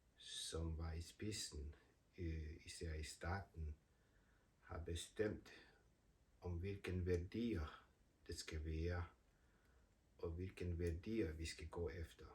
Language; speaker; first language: Danish; non-native, fluent; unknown